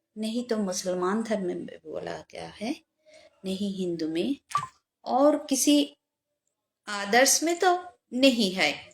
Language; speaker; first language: Hindi; non-native, local second language; Bangla